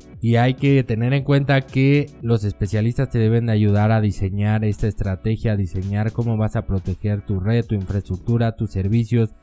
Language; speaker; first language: Spanish; native; Spanish